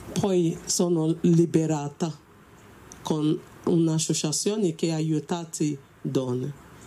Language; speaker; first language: Italian; non-native, learner; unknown